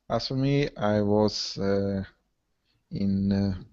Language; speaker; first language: English; non-native, learner; Russian